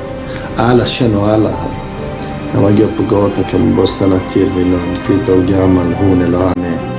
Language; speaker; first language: Swedish; early bilingual, other home language; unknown